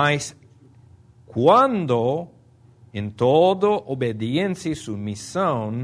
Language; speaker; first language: Portuguese; non-native, fluent; Spanish